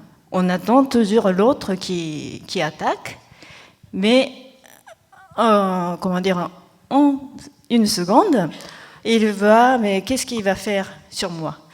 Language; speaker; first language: French; non-native, fluent; Japanese